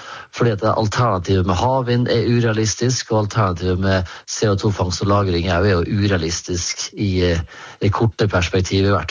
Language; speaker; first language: Norwegian; native; Norwegian